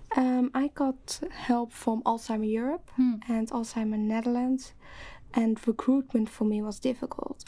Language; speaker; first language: English; non-native, fluent; Dutch